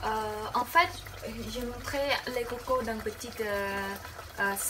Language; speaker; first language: French; non-native, learner; Khmer